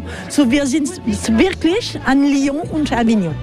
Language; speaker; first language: German; non-native, learner; French